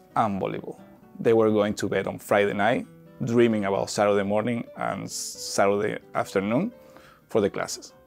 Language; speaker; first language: English; non-native, fluent; Spanish